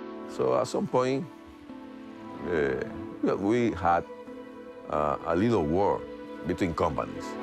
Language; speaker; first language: English; non-native, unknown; Spanish